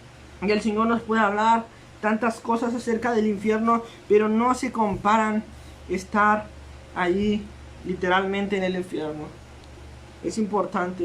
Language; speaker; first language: Spanish; native; Spanish